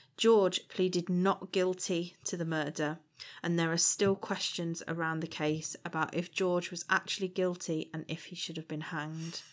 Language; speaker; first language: English; native; English